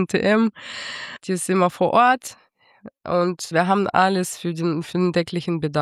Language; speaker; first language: German; non-native, fluent; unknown